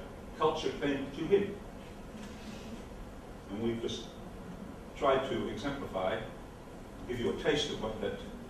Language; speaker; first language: English; non-native, fluent; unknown